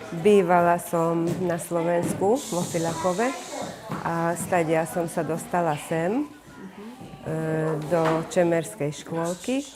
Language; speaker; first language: Slovak; non-native, local second language; Hungarian